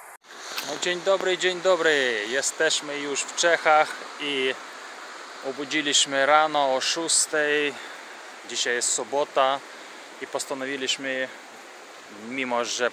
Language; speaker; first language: Polish; non-native, fluent; Russian